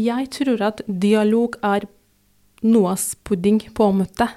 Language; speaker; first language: Norwegian; non-native, fluent; Turkish